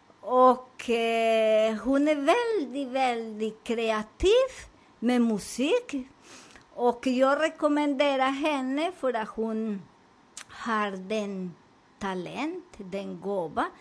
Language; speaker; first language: Swedish; non-native, fluent; Spanish